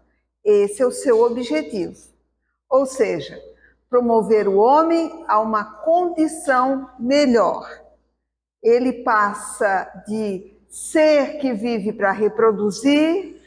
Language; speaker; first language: Portuguese; native; Portuguese